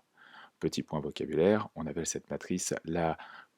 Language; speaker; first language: French; native; French